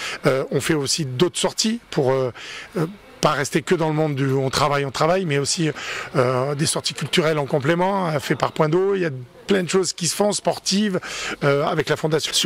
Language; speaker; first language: French; native; French